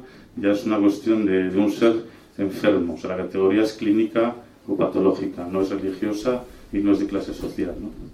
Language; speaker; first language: Spanish; native; Spanish